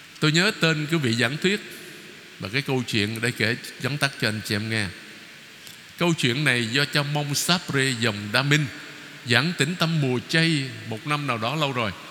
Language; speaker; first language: Vietnamese; native; Vietnamese